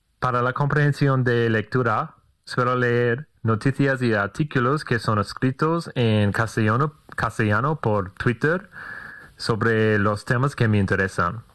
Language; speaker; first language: Spanish; non-native, fluent; English